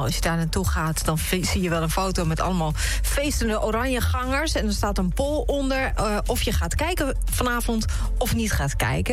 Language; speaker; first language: Dutch; native; Dutch